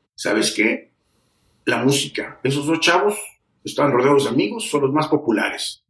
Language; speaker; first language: Spanish; native; Spanish